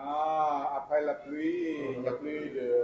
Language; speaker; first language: French; non-native, fluent; Vietnamese